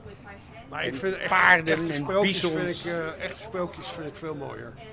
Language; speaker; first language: Dutch; native; Dutch